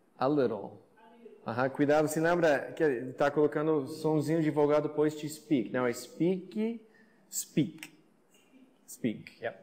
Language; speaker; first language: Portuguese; non-native, fluent; English